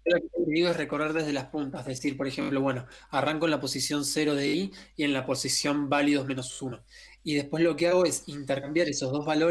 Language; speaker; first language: Spanish; native; Spanish